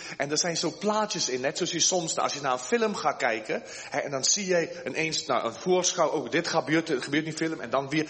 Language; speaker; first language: Dutch; early bilingual, heritage; Dutch